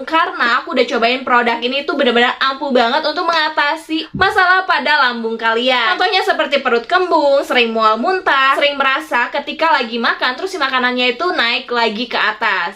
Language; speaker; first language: Indonesian; native; Indonesian